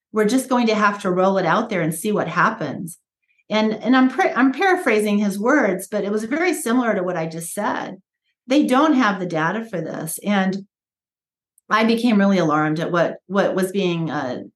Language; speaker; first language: English; native; English